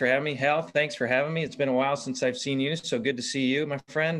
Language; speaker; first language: English; native; English